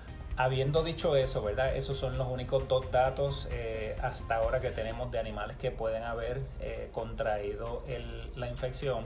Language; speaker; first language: Spanish; native; Spanish